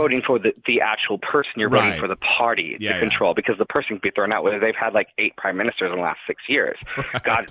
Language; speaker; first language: English; native; English